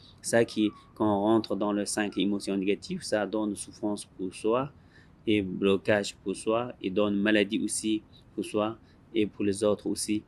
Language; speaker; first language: French; non-native, learner; Tibetan